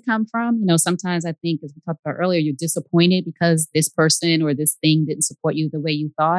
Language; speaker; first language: English; native; English